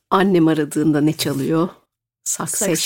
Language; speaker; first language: Turkish; native; Turkish